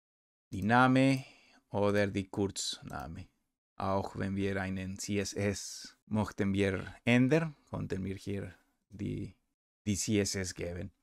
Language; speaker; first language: German; non-native, learner; Spanish